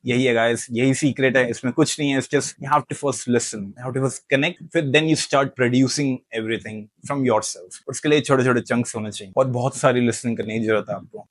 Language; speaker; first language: Hindi; native; Hindi